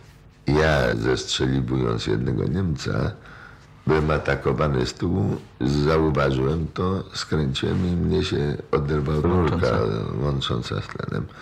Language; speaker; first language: Polish; native; Polish